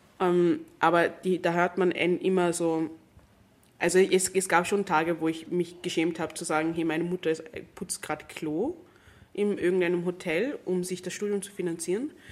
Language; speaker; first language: German; non-native, fluent; English